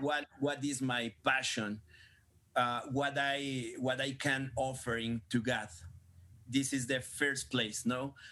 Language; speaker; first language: English; non-native, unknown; Spanish